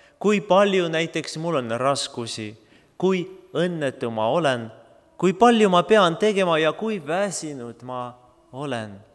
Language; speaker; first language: Estonian; non-native, local second language; Russian